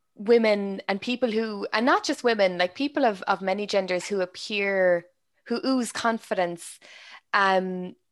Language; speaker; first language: English; native; English